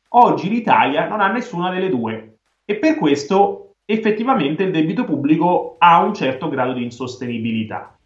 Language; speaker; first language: Italian; native; Italian